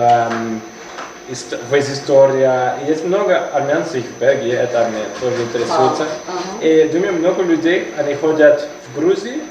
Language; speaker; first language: Russian; non-native, learner; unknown